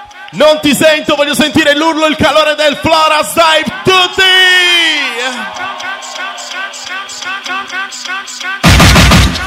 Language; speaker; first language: Italian; native; Italian